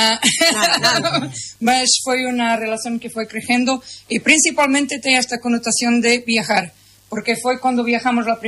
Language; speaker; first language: Spanish; non-native, learner; Portuguese